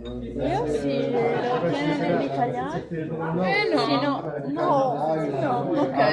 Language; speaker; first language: Italian; early bilingual, heritage; German